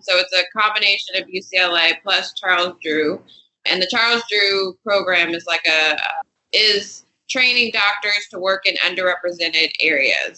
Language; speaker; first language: English; native; English